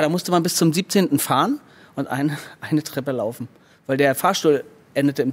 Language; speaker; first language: German; native; German